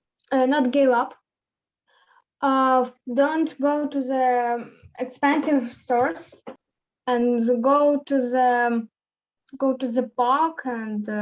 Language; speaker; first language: English; non-native, learner; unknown